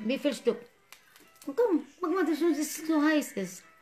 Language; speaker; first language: German; non-native, learner; Cebuano